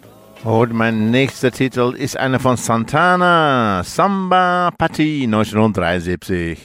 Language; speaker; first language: German; native; German